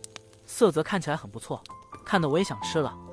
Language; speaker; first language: Chinese; native; Chinese